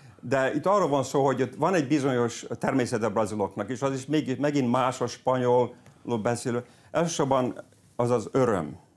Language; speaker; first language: Hungarian; early bilingual, heritage; Hungarian